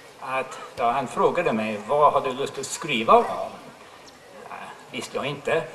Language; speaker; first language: Swedish; non-native, fluent; English